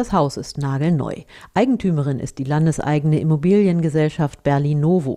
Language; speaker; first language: German; native; German